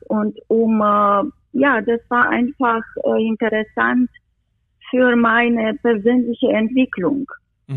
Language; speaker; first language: German; non-native, fluent; Romanian